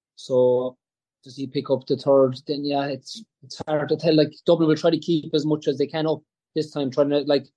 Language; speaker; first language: English; native; English